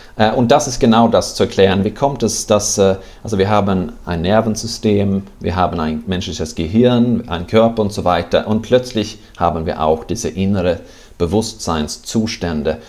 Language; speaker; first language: German; non-native, fluent; Swedish